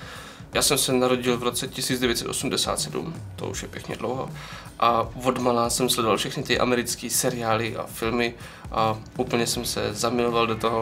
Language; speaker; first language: Czech; native; Czech